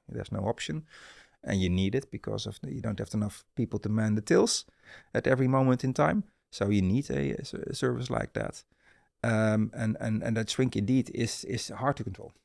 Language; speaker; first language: English; non-native, fluent; Dutch